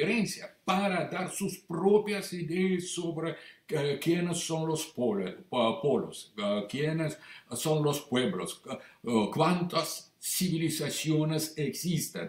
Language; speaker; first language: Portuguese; non-native, learner; Russian